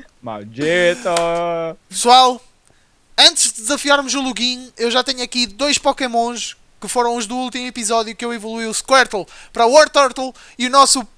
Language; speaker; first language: Portuguese; native; Portuguese